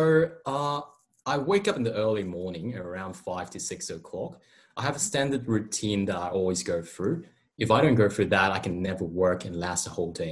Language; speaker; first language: English; non-native, local second language; Cantonese